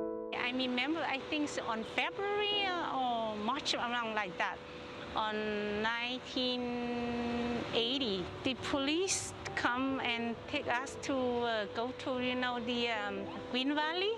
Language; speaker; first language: English; non-native, learner; Cantonese